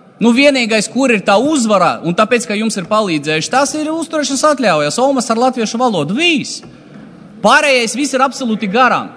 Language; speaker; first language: Latvian; non-native, local second language; Russian